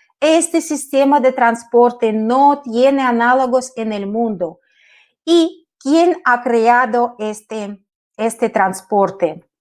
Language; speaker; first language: Spanish; non-native, fluent; Russian